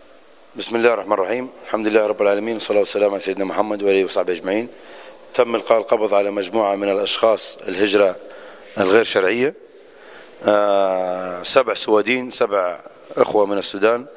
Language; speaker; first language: Arabic; native; Arabic